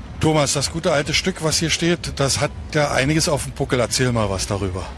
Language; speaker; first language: German; native; German